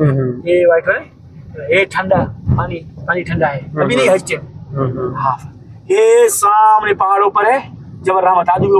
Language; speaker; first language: Hindi; non-native, learner; Baluchi